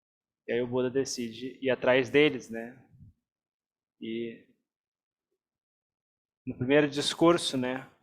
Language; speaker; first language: Portuguese; native; Portuguese